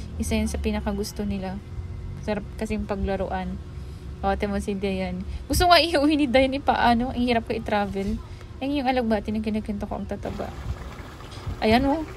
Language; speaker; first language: Filipino; non-native, local second language; Iloko